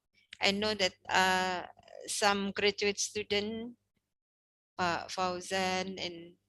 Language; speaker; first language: English; non-native, learner; Indonesian